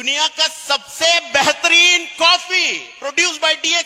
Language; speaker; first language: Hindi; non-native, fluent; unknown